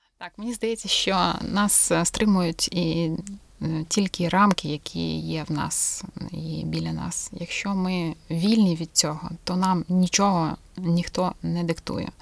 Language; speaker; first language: Ukrainian; non-native, local second language; Russian